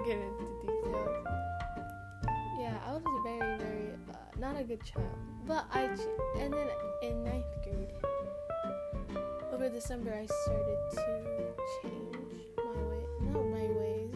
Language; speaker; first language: English; early bilingual, other home language; Spanish